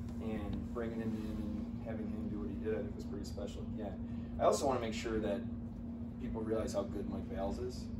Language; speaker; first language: English; native; English